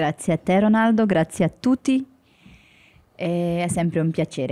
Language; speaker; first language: Italian; non-native, learner; Portuguese